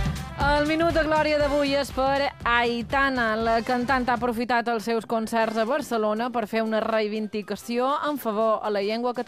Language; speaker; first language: Catalan; native; Catalan